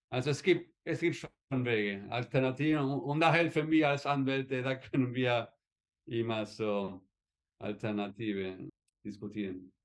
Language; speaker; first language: German; early bilingual, heritage; Spanish